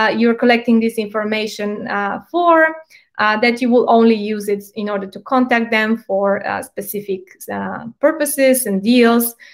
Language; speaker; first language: English; non-native, fluent; Bulgarian